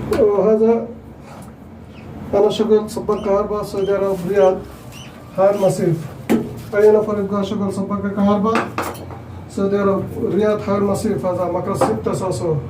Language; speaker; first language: Arabic; non-native, learner; Bangla